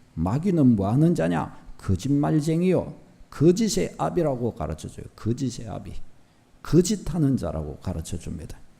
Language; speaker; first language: Korean; native; Korean